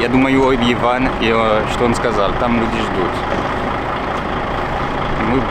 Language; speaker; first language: Russian; non-native, learner; French